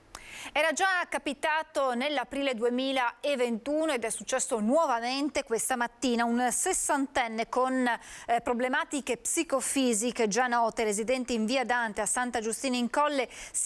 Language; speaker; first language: Italian; native; Italian